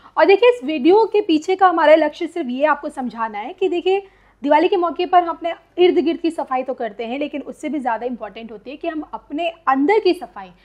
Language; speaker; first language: Hindi; native; Hindi